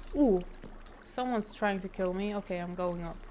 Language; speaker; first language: English; non-native, fluent; Lithuanian